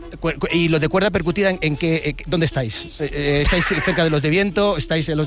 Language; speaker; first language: Spanish; native; Spanish